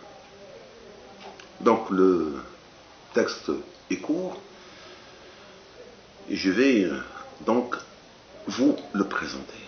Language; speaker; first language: French; non-native, local second language; Arabic